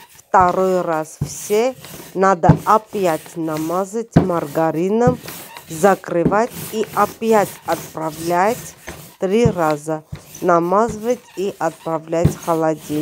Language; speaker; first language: Russian; non-native, fluent; Armenian